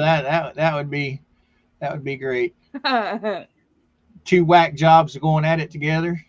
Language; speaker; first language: English; native; English